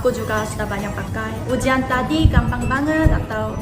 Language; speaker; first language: Indonesian; non-native, fluent; Korean